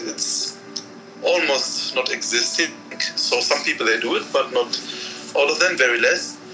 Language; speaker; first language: English; non-native, fluent; Arabic